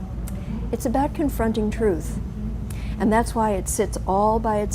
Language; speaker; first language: English; native; English